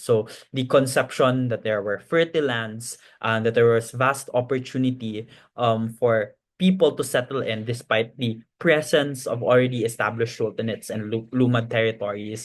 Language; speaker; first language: English; non-native, local second language; Cebuano